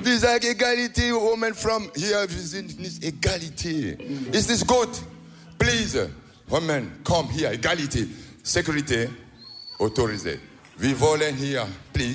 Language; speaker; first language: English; non-native, learner; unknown